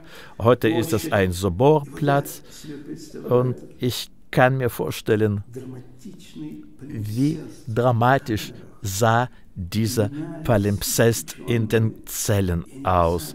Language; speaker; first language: German; non-native, fluent; Russian